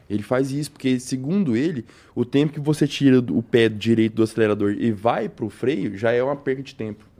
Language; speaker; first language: Portuguese; native; Portuguese